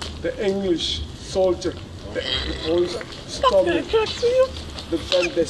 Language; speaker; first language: English; non-native, learner; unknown